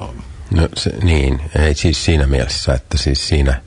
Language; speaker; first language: Finnish; native; Finnish